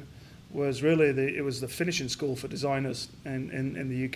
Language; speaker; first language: English; native; English